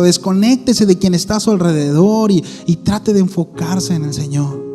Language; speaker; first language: Spanish; native; Spanish